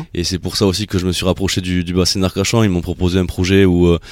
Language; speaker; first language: French; native; French